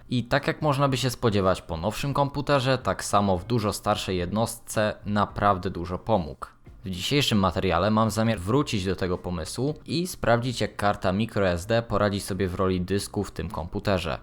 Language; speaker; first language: Polish; native; Polish